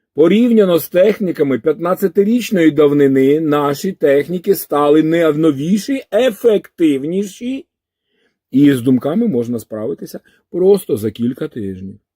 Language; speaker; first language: Ukrainian; native; Ukrainian